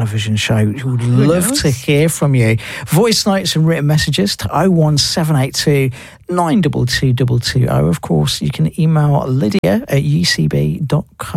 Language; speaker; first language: English; native; English